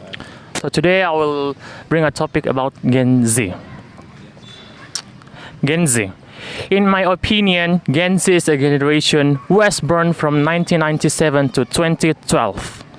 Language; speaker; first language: English; non-native, learner; Indonesian